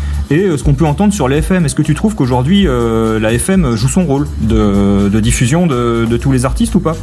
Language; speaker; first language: French; native; French